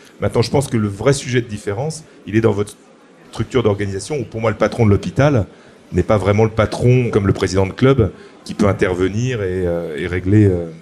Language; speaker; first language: French; native; French